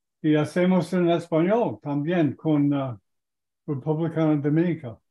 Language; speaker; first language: Spanish; non-native, learner; English